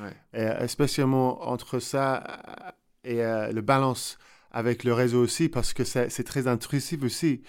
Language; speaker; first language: French; non-native, learner; English